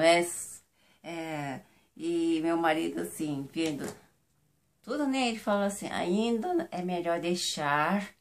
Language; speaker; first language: Portuguese; non-native, fluent; Japanese